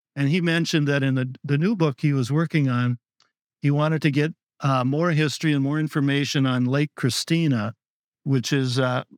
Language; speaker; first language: English; native; English